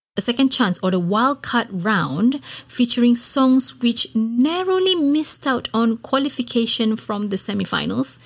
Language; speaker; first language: English; non-native, local second language; Malay